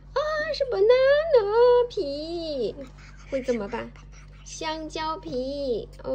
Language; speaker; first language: Chinese; native; Chinese